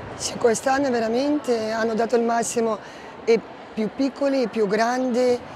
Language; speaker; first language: Italian; non-native, fluent; Ukrainian